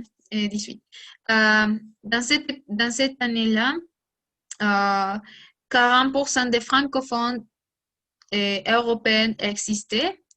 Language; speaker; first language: French; non-native, learner; Spanish